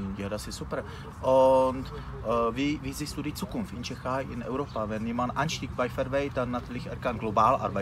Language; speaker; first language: German; non-native, learner; Czech